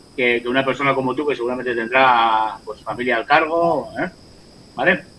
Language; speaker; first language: Spanish; native; Spanish